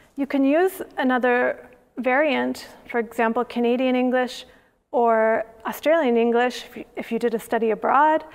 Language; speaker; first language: English; native; English